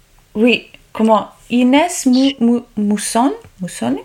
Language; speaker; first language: French; non-native, learner; Italian